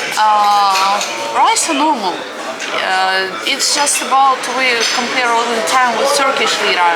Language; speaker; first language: English; non-native, fluent; Russian